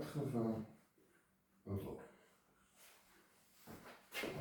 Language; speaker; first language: French; non-native, fluent; Dutch